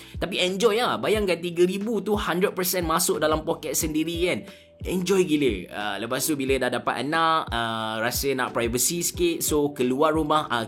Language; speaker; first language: Malay; native; Malay